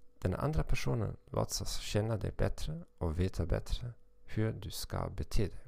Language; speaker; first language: Swedish; non-native, fluent; German